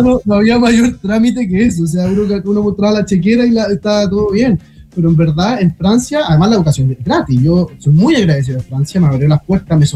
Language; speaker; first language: Spanish; native; Spanish